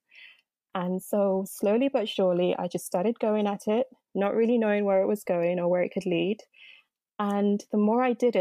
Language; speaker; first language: English; non-native, local second language; Yoruba